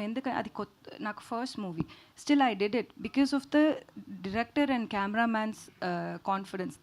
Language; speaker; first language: Telugu; non-native, learner; Tamil